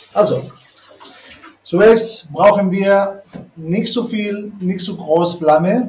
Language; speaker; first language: German; non-native, learner; Spanish